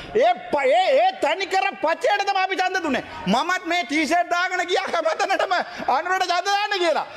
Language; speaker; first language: Sinhala; non-native, local second language; Tamil